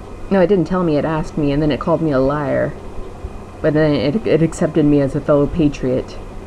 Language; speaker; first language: English; native; English